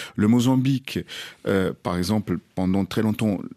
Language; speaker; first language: French; non-native, fluent; Portuguese